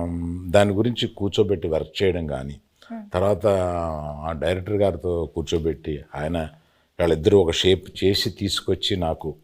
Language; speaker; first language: Telugu; native; Telugu